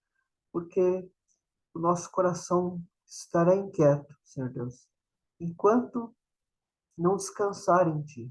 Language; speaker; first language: Portuguese; native; Portuguese